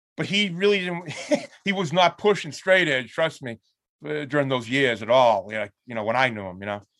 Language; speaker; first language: English; native; English